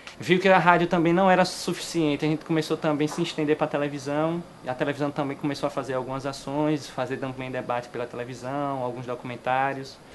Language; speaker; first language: Portuguese; native; Portuguese